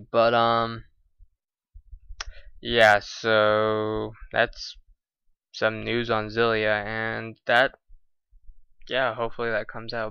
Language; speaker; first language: English; native; English